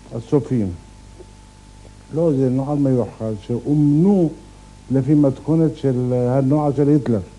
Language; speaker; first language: Hebrew; non-native, fluent; Arabic